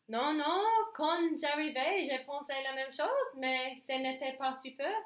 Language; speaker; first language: French; non-native, learner; English